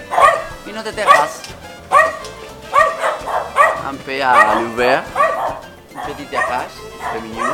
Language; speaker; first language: French; non-native, fluent; Spanish